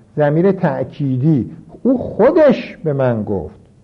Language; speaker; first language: Persian; native; Persian